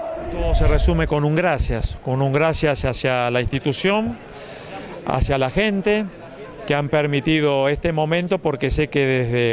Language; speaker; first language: Spanish; native; Spanish